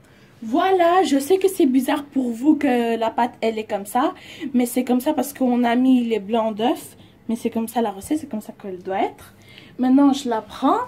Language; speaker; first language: French; non-native, fluent; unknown